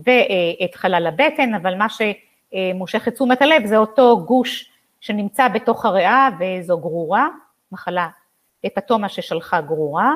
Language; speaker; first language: Hebrew; native; Hebrew